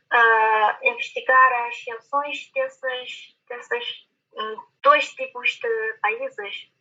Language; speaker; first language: Portuguese; non-native, fluent; Chinese